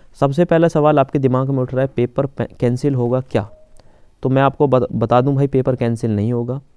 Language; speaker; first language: Hindi; native; Hindi